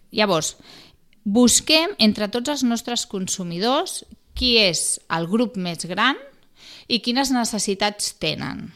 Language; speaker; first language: Catalan; non-native, local second language; Spanish